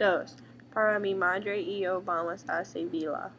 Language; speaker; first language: Spanish; non-native, learner; English